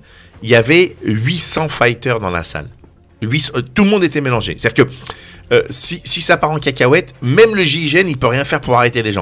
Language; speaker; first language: French; native; French